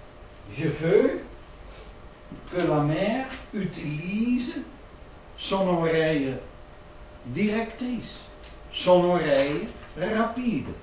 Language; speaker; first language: French; non-native, learner; Dutch